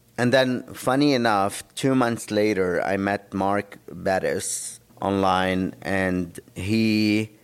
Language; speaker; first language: English; non-native, fluent; Arabic